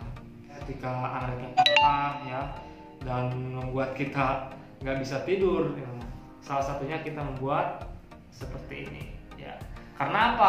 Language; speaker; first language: Indonesian; native; Indonesian